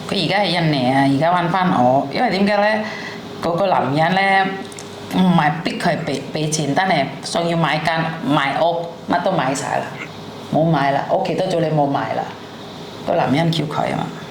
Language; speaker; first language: Cantonese; non-native, fluent; Indonesian